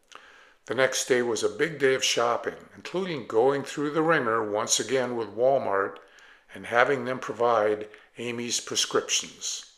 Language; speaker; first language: English; native; English